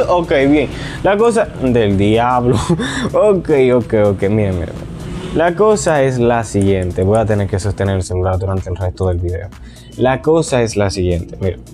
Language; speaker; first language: Spanish; native; Spanish